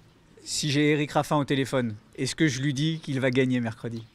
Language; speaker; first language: French; native; French